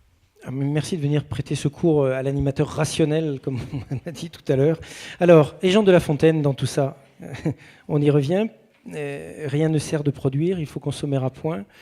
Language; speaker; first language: French; native; French